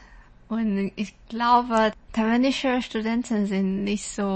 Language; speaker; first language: German; non-native, learner; Chinese